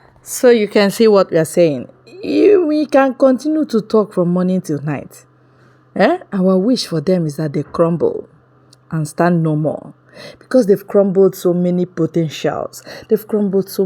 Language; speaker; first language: English; non-native, local second language; Igbo